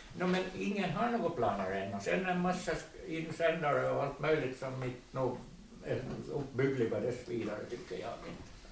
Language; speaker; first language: Swedish; native; Swedish